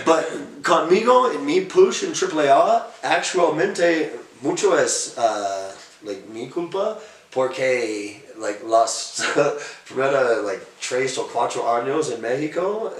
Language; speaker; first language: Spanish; non-native, learner; English